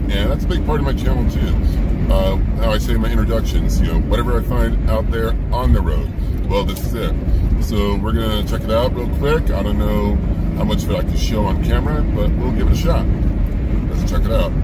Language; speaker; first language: English; native; English